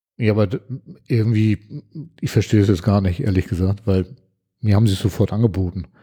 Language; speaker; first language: German; native; German